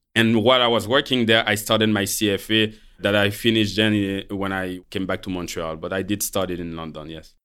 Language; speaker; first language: English; non-native, fluent; Haitian Creole